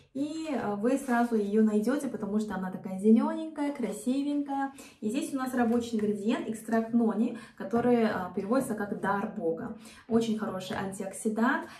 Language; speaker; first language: Russian; non-native, fluent; Korean